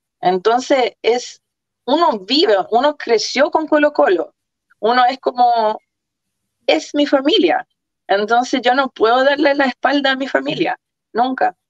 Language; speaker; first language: Spanish; early bilingual, other home language; Croatian